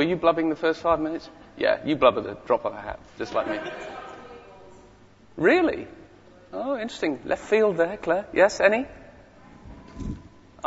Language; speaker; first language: English; native; English